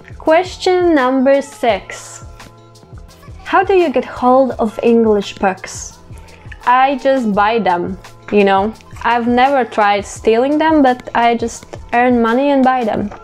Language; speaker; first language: English; non-native, fluent; Latvian